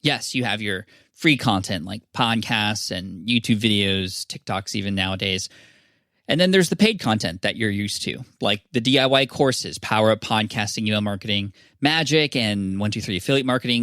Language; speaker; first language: English; native; English